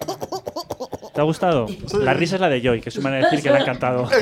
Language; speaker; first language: Spanish; native; Spanish